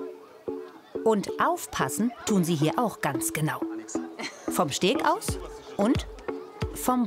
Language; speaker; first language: German; native; German